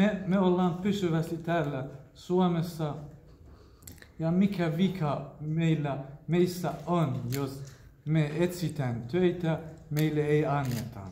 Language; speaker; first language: Finnish; non-native, fluent; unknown